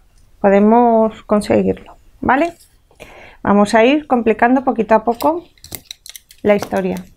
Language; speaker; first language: Spanish; native; Spanish